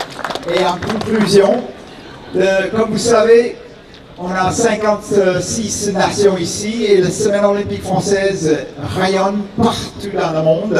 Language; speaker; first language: French; non-native, fluent; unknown